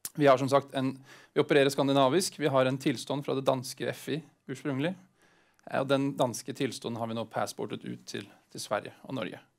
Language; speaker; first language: Swedish; non-native, fluent; Norwegian